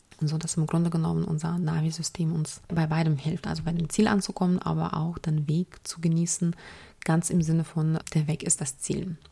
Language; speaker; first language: German; non-native, fluent; Ukrainian